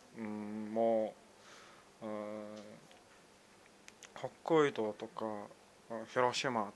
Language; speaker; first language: Japanese; non-native, learner; Mongolian